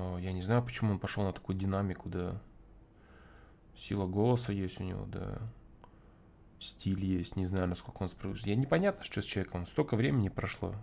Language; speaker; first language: Russian; native; Russian